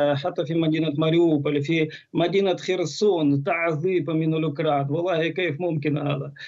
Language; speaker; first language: Arabic; non-native, fluent; Ukrainian